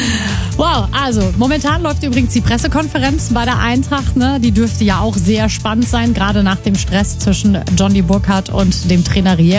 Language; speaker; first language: German; native; German